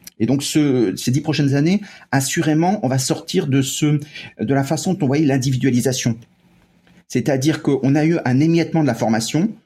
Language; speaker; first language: French; native; French